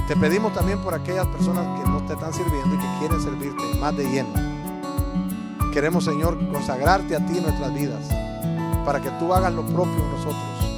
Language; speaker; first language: Spanish; native; Spanish